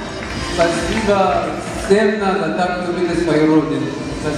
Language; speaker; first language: Russian; non-native, learner; Persian